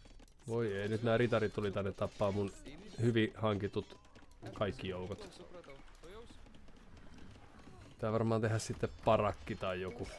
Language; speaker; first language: Finnish; native; Finnish